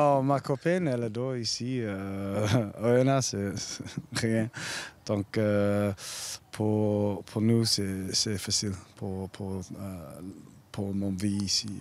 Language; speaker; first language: French; non-native, learner; English